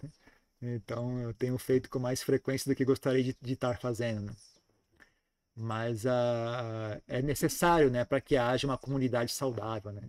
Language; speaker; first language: Portuguese; native; Portuguese